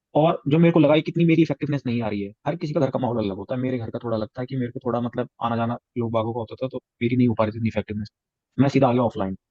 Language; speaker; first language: Hindi; native; Hindi